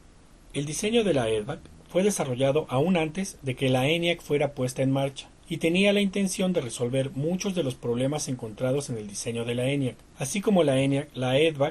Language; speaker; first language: Spanish; native; Spanish